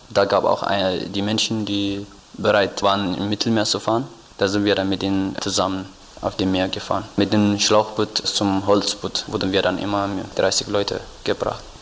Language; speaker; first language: German; non-native, learner; Tigrinya